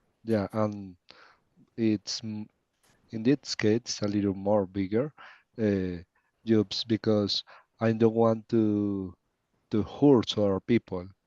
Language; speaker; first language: English; non-native, learner; Spanish